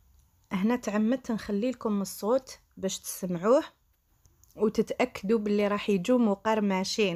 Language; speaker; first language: Arabic; native; Arabic